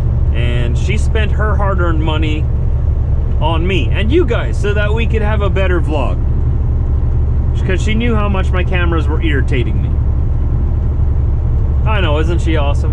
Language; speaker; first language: English; native; English